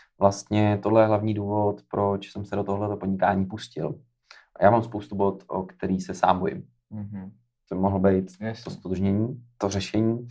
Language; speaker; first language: Czech; native; Czech